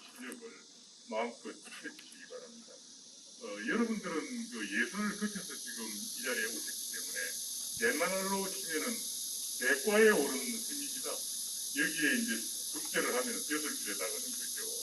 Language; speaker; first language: Korean; native; Korean